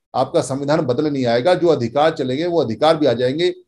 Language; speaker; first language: Hindi; native; Hindi